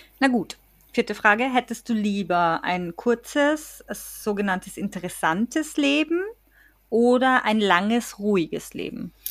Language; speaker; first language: German; native; German